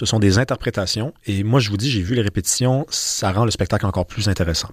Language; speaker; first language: French; native; French